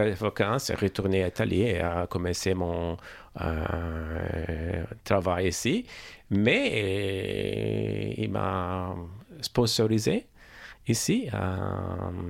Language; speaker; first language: French; non-native, learner; Italian